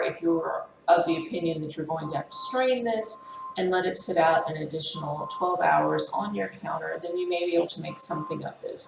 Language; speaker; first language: English; native; English